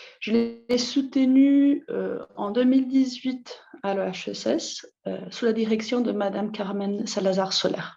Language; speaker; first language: French; non-native, fluent; Italian